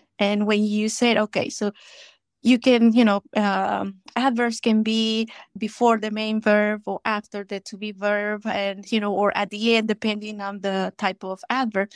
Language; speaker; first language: English; non-native, fluent; Spanish